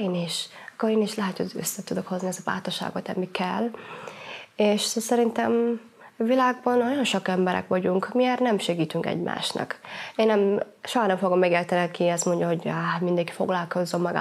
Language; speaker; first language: Hungarian; non-native, fluent; Somali